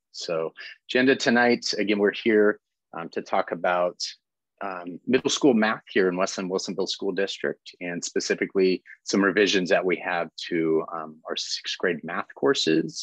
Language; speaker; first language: English; native; English